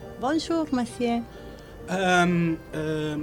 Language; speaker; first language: French; non-native, fluent; Spanish